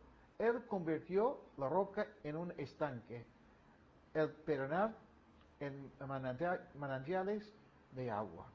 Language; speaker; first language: Spanish; non-native, fluent; English